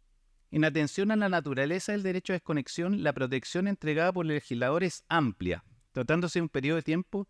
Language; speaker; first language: Spanish; native; Spanish